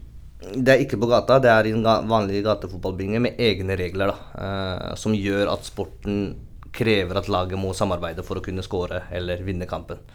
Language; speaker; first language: Norwegian; native; Norwegian